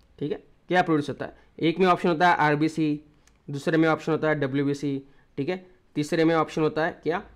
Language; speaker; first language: Hindi; non-native, local second language; Marathi